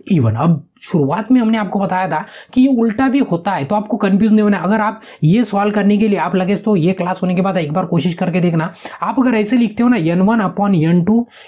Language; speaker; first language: Hindi; non-native, local second language; Marathi